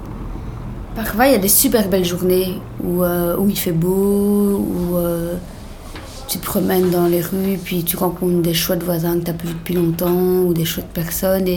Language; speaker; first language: French; native; French